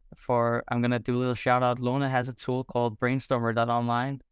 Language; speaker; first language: English; non-native, fluent; Portuguese